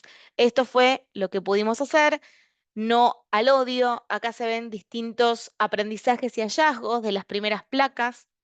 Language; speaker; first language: Spanish; native; Spanish